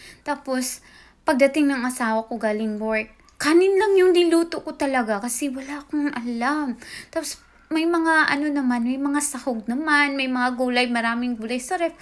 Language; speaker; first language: Filipino; non-native, local second language; Cebuano